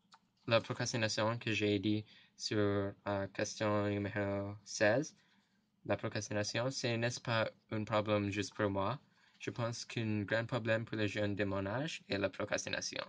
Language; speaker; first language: French; non-native, learner; English